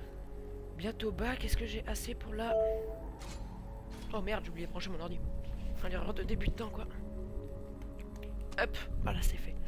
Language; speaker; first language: French; native; French